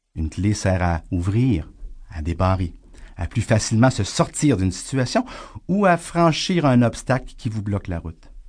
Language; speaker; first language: French; native; French